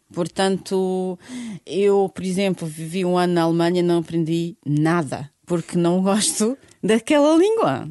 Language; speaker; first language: Portuguese; non-native, fluent; Bosnian